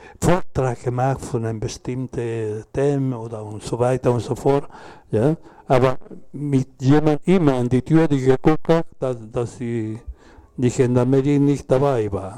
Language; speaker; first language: German; non-native, learner; Spanish